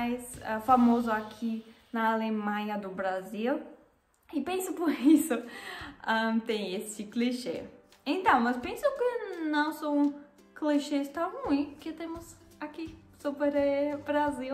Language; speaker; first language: Portuguese; non-native, learner; German